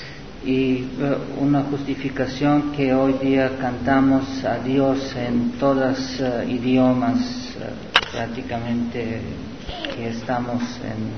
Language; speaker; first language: Spanish; non-native, learner; Serbian